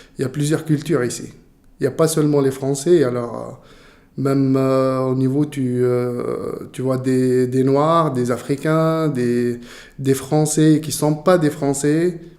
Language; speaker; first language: French; non-native, local second language; Arabic